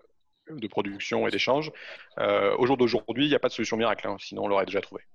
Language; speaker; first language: French; native; French